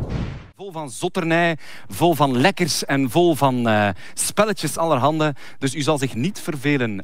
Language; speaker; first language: Dutch; native; Dutch